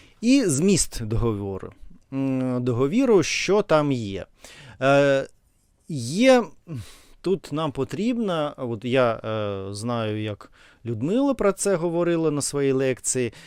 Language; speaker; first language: Ukrainian; non-native, learner; Russian